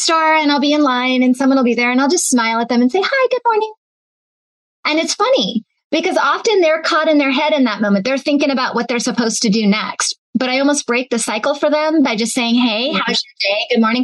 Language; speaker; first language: English; native; English